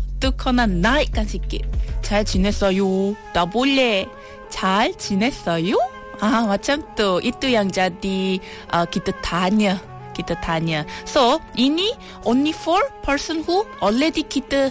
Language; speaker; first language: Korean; non-native, learner; Malay